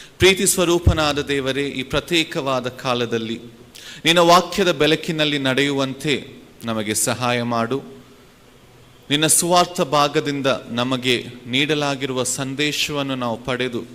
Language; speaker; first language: Kannada; non-native, local second language; Telugu